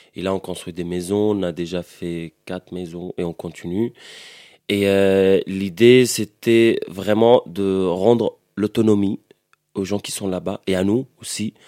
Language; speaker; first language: French; non-native, fluent; Arabic